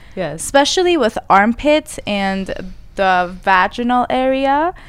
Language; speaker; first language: English; non-native, fluent; Persian